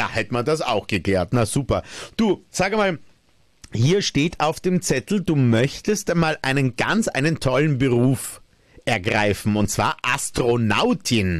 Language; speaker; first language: German; native; German